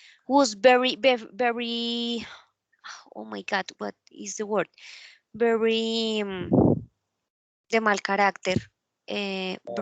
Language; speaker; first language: English; non-native, learner; Spanish